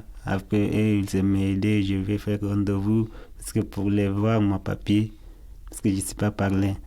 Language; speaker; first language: French; non-native, learner; Arabic